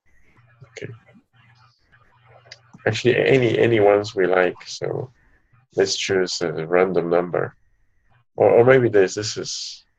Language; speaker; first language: English; non-native, fluent; Polish